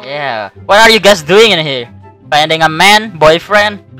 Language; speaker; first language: English; non-native, learner; Indonesian